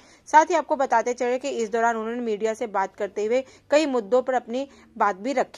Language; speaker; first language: Hindi; native; Hindi